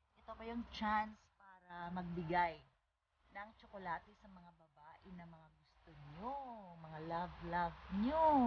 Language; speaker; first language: Filipino; non-native, local second language; Cebuano